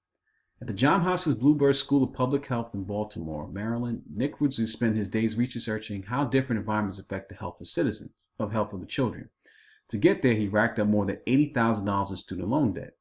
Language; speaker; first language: English; native; English